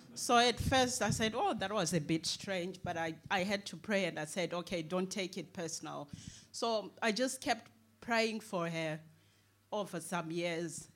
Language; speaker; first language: English; non-native, local second language; Shona